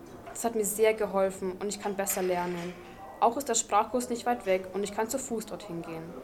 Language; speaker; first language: German; non-native, fluent; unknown